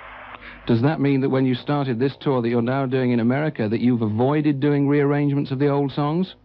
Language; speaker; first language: English; native; English